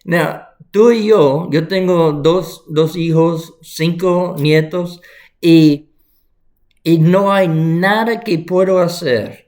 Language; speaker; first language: Spanish; non-native, fluent; English